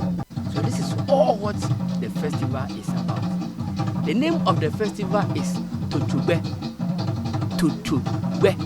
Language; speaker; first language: English; non-native, local second language; Akan